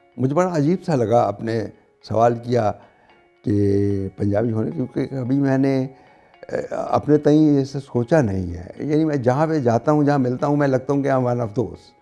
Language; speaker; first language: Urdu; non-native, local second language; Punjabi